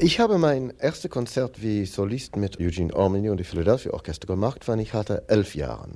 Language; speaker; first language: German; non-native, learner; English